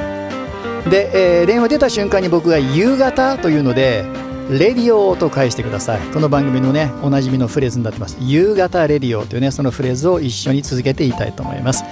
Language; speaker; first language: Japanese; native; Japanese